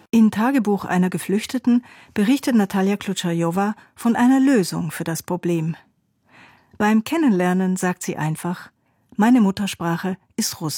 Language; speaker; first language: German; native; German